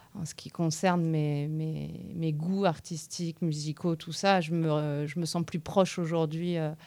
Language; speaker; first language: French; native; French